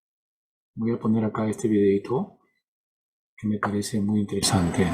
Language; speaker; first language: Spanish; native; Spanish